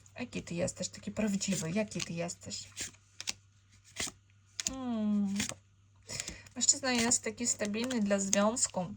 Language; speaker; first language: Polish; non-native, learner; Ukrainian